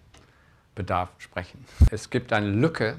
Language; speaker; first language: German; non-native, fluent; English